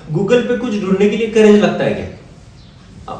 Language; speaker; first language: Hindi; non-native, local second language; Marathi